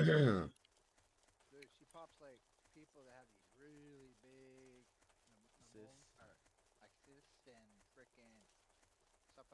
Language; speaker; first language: English; native; English